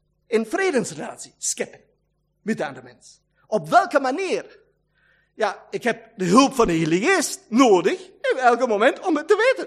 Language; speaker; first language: Dutch; non-native, fluent; German